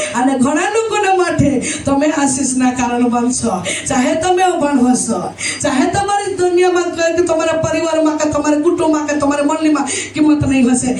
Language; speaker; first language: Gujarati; non-native, local second language; Gamit